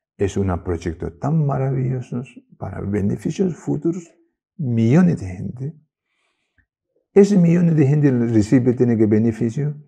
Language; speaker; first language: Spanish; non-native, learner; Tibetan